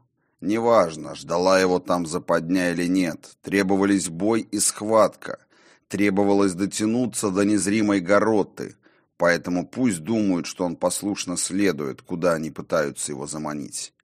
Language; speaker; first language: Russian; native; Russian